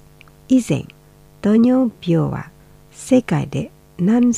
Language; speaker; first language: Japanese; non-native, fluent; Indonesian